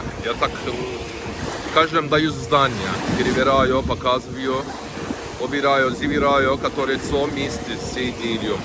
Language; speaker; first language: Russian; non-native, learner; Turkish